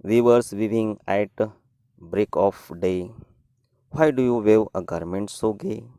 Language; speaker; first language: English; non-native, local second language; Marathi